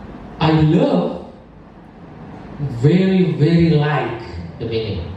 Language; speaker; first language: English; non-native, learner; Indonesian